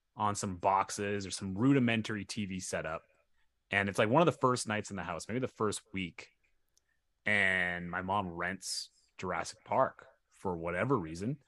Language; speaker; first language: English; native; English